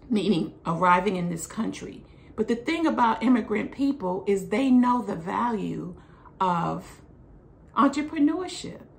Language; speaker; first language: English; native; English